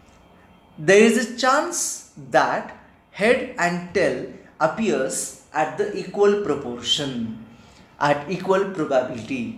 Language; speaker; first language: English; non-native, local second language; Hindi